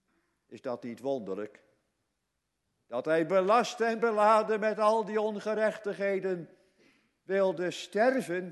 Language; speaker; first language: Dutch; native; Dutch